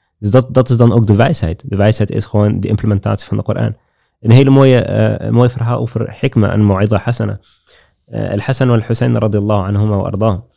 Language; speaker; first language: Dutch; early bilingual, other home language; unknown